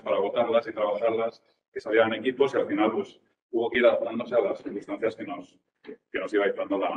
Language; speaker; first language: Spanish; native; Spanish